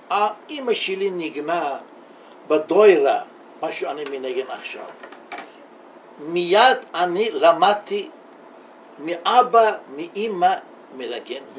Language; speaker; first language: Hebrew; non-native, learner; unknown